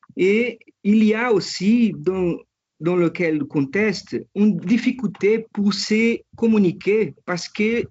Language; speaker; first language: French; non-native, fluent; Portuguese